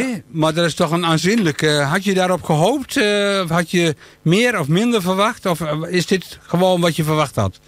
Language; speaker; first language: Dutch; native; Dutch